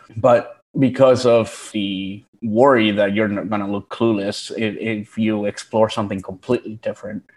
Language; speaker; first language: English; early bilingual, other home language; Spanish